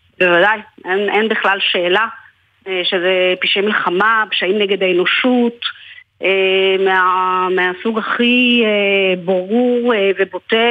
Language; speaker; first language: Hebrew; native; Hebrew